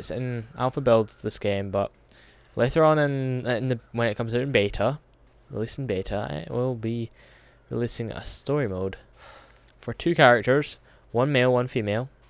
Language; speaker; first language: English; native; English